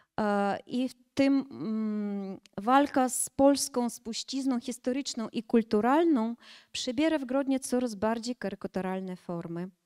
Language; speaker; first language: Polish; early bilingual, heritage; Polish